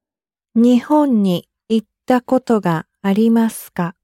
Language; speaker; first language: Japanese; non-native, learner; English